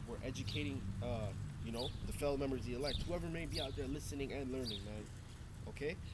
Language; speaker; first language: English; native; English